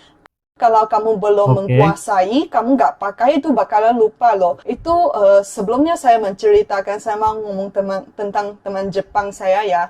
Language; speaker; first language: Indonesian; non-native, fluent; Chinese